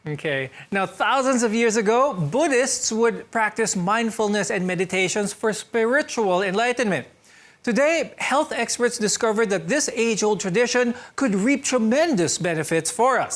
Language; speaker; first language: English; non-native, local second language; Filipino